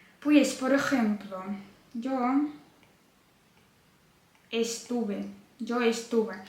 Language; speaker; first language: Spanish; non-native, fluent; Ukrainian